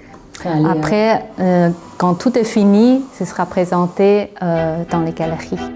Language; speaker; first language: French; non-native, fluent; Chinese